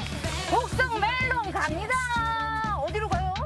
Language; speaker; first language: Korean; native; Korean